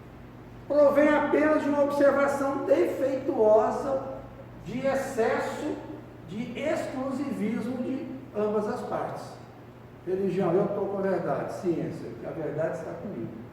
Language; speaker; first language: Portuguese; native; Portuguese